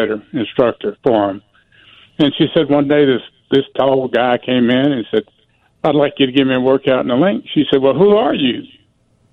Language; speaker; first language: English; native; English